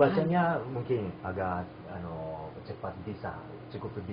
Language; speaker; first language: Indonesian; non-native, learner; Japanese